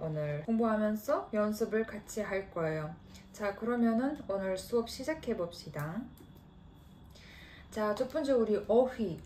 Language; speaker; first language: Korean; non-native, fluent; Kazakh